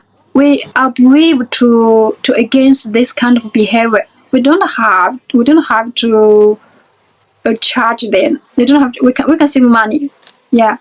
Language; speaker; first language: English; non-native, fluent; Chinese